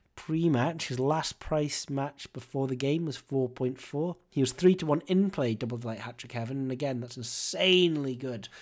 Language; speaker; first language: English; native; English